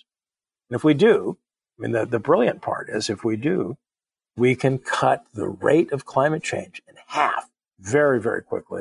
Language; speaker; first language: English; native; English